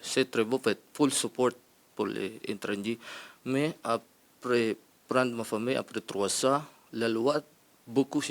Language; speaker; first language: French; non-native, learner; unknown